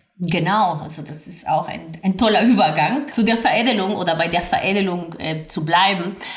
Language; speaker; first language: German; non-native, fluent; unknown